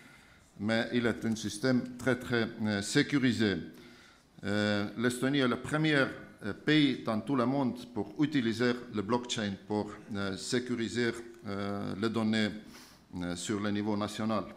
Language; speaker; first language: French; non-native, fluent; Estonian